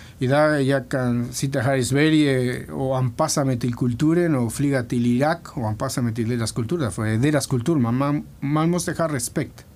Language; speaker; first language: Swedish; non-native, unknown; Spanish